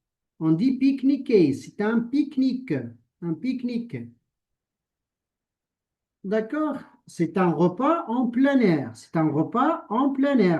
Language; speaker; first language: French; non-native, local second language; Arabic